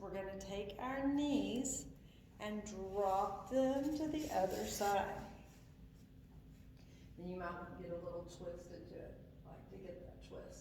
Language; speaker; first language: English; native; English